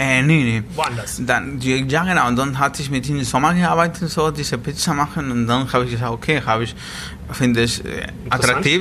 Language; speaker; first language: German; non-native, learner; Spanish